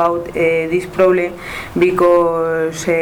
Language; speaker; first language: English; non-native, learner; Spanish